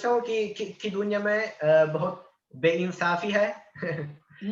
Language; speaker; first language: Hindi; non-native, learner; Italian